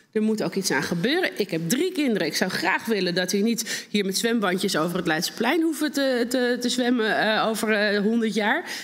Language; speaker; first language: Dutch; native; Dutch